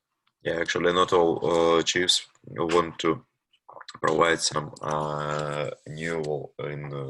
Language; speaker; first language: English; non-native, learner; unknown